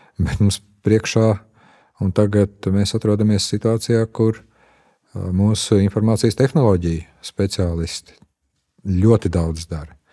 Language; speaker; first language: Latvian; native; Latvian